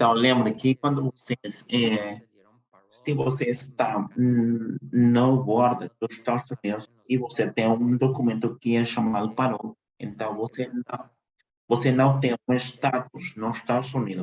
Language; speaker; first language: Portuguese; non-native, fluent; Spanish